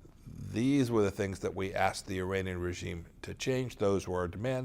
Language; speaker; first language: English; native; English